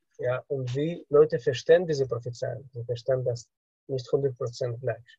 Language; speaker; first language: German; non-native, fluent; Russian